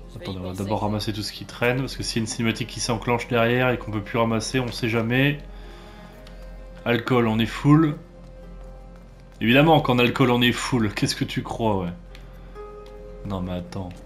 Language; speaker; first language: French; native; French